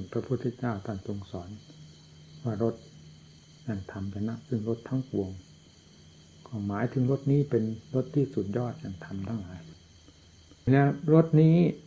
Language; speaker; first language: Thai; non-native, local second language; Northeastern Thai